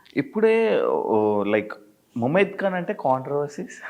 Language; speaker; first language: Telugu; native; Telugu